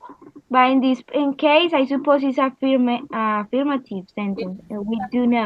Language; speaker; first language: English; non-native, learner; Spanish